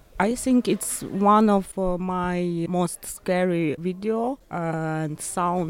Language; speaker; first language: English; non-native, learner; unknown